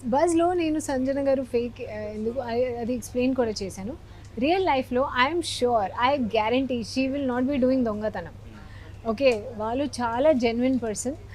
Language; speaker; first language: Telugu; non-native, learner; Hindi